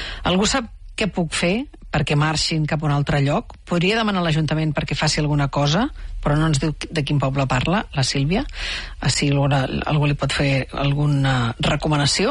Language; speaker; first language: Catalan; native; Catalan